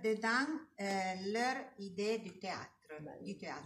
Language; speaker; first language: French; non-native, learner; Italian